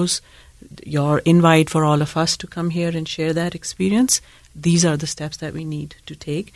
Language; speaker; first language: English; non-native, local second language; Urdu